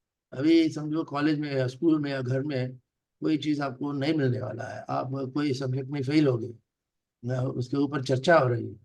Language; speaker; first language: Hindi; non-native, local second language; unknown